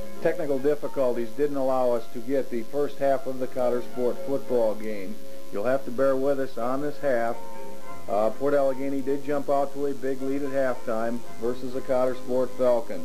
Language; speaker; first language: English; native; English